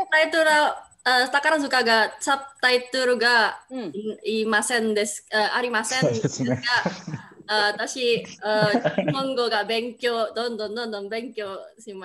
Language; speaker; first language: Japanese; non-native, learner; Indonesian